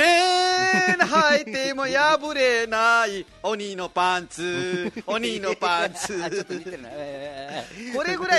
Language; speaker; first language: Japanese; non-native, fluent; Nepali